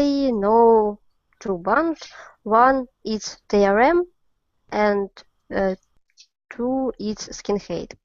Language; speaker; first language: English; non-native, learner; Russian